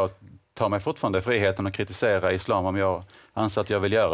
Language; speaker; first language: Swedish; native; Swedish